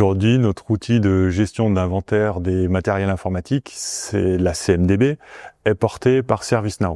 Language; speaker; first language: French; native; French